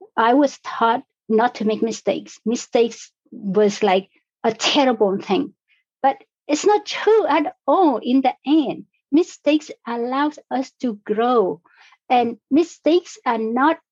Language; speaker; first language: English; non-native, fluent; Vietnamese